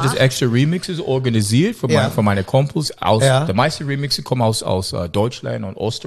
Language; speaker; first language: German; non-native, learner; English